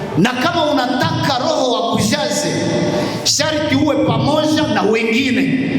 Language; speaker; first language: Swahili; native; Swahili